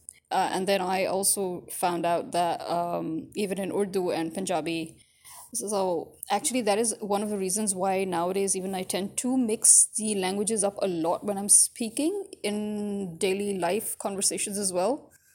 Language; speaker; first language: English; early bilingual, other home language; Urdu